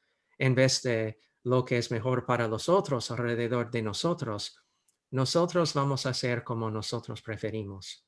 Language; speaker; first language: Spanish; non-native, fluent; English